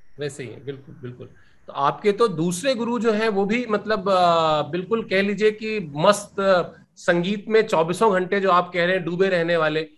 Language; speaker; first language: Hindi; native; Hindi